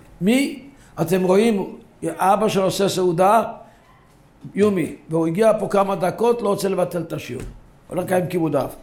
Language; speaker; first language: Hebrew; non-native, local second language; Yiddish